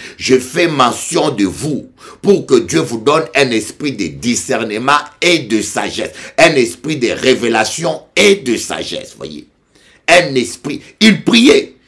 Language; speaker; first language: French; non-native, local second language; Lingala